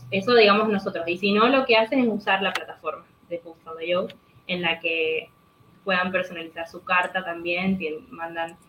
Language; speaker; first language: Spanish; native; Spanish